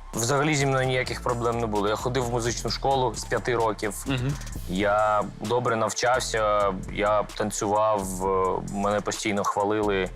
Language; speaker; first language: Ukrainian; non-native, local second language; Russian